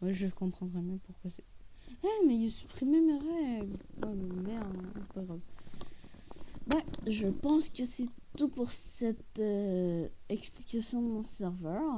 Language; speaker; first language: French; native; French